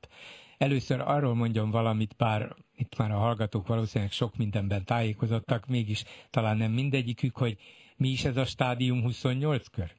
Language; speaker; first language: Hungarian; native; Hungarian